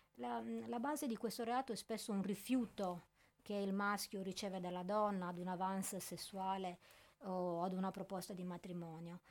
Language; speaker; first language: Italian; native; Italian